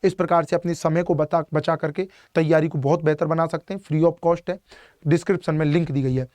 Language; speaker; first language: Hindi; native; Hindi